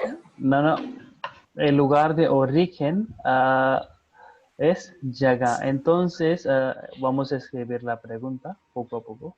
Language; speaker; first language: Spanish; non-native, fluent; Hindi